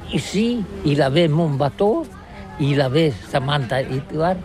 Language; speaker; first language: French; non-native, learner; Catalan